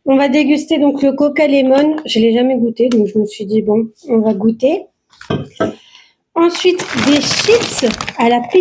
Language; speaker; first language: French; native; French